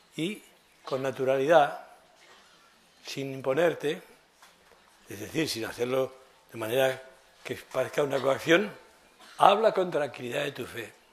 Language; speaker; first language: Spanish; native; Spanish